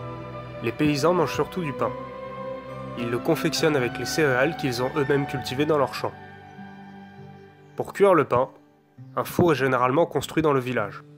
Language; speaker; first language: French; native; French